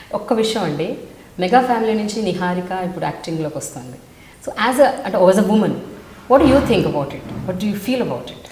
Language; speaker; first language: Telugu; native; Telugu